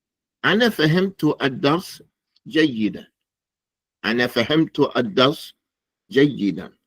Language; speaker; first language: Arabic; non-native, fluent; English